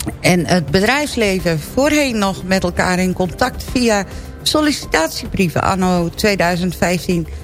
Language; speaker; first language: Dutch; native; Dutch